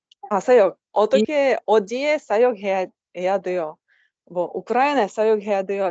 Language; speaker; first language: Korean; non-native, learner; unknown